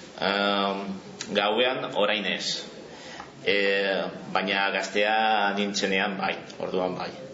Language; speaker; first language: Basque; non-native, learner; Catalan